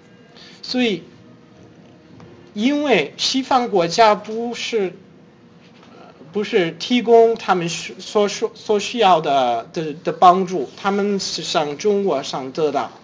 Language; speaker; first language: Chinese; non-native, fluent; English